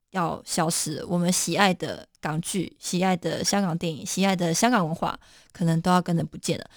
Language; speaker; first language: Chinese; native; Chinese